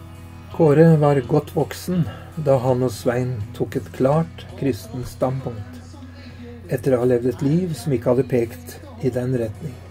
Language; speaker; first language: Norwegian; native; Norwegian